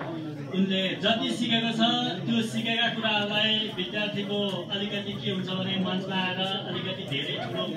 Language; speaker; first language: Nepali; native; Nepali